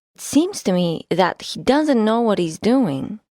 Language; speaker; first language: English; non-native, fluent; Polish